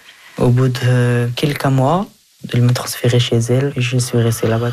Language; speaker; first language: French; early bilingual, other home language; Persian